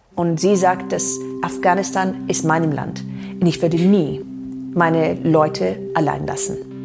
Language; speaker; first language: German; non-native, fluent; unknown